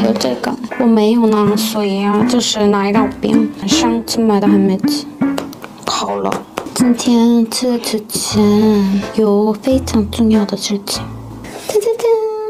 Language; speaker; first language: Chinese; non-native, learner; Korean